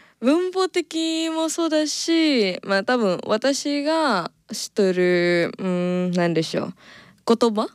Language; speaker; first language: Japanese; non-native, fluent; Indonesian